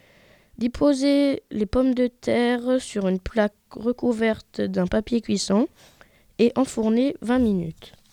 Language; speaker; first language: French; native; French